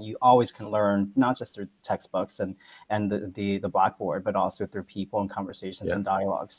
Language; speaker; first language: English; early bilingual, other home language; Vietnamese